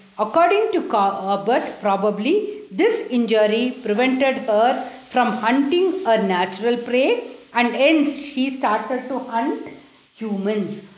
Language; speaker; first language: English; non-native, local second language; Tamil